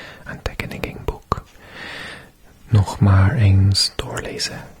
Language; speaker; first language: Dutch; non-native, learner; English